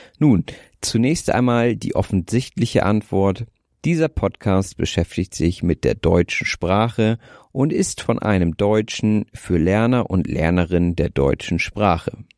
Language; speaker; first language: German; native; German